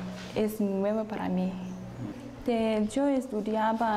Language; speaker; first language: Spanish; non-native, learner; English